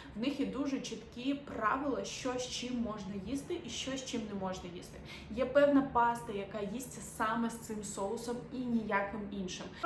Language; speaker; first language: Ukrainian; native; Ukrainian